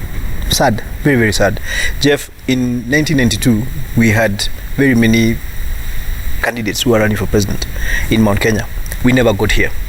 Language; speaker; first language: English; non-native, local second language; Kikuyu